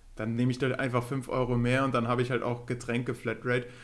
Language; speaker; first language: German; native; German